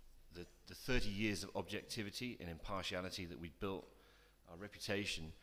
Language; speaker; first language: English; native; English